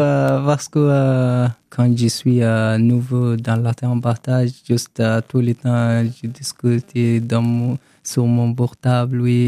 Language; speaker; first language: French; non-native, learner; Arabic